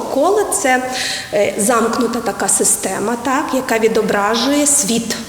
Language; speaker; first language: Ukrainian; native; Ukrainian